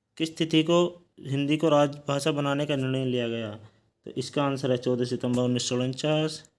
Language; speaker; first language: Hindi; native; Hindi